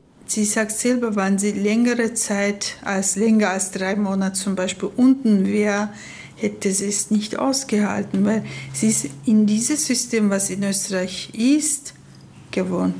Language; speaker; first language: German; non-native, fluent; Turkish